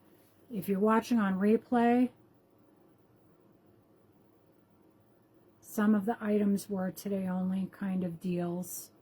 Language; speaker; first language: English; native; English